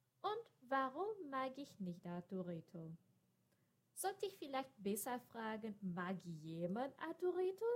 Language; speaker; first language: German; non-native, fluent; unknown